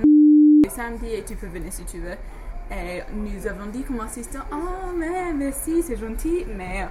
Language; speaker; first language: French; non-native, fluent; English